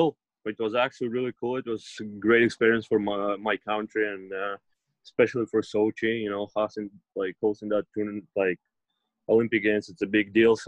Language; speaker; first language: English; non-native, fluent; Russian